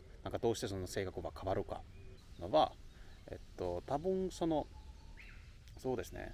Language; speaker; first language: Japanese; non-native, learner; Finnish